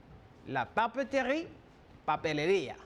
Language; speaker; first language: Spanish; non-native, fluent; French